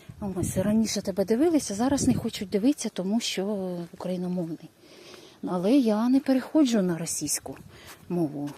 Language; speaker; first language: Ukrainian; native; Ukrainian